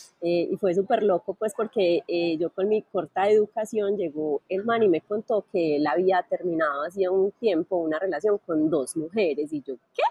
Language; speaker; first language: Spanish; native; Spanish